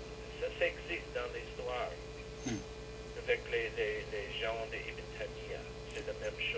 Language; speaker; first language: French; non-native, fluent; English